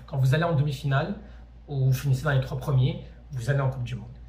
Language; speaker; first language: French; native; French